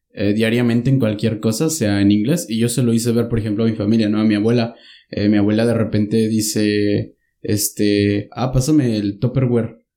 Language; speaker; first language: Spanish; native; Spanish